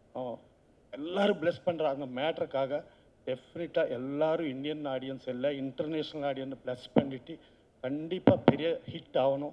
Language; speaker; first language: Tamil; non-native, learner; Telugu